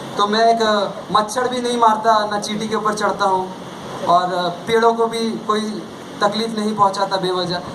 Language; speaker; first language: Hindi; non-native, local second language; Bangla